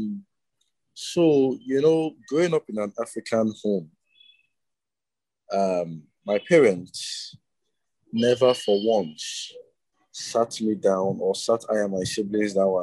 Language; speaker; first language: English; non-native, local second language; Igbo